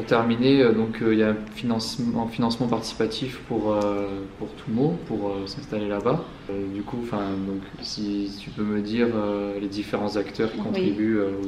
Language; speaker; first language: French; native; French